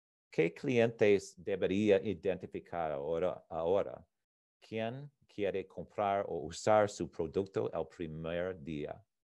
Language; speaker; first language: Spanish; non-native, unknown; English